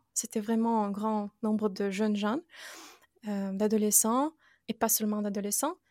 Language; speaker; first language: French; non-native, fluent; Russian